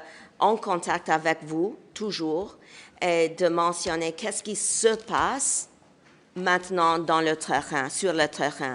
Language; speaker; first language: French; non-native, local second language; English